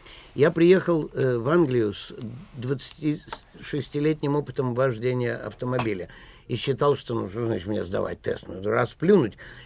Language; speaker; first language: Russian; native; Russian